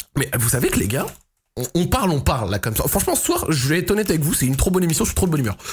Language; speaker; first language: French; native; French